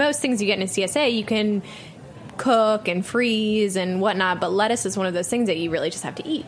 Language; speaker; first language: English; native; English